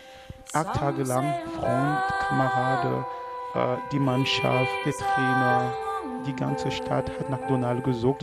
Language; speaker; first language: German; non-native, fluent; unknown